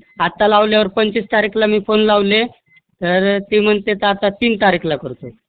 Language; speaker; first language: Marathi; native; Marathi